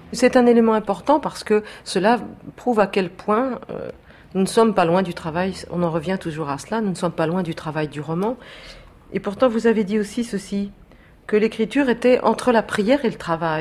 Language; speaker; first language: French; native; French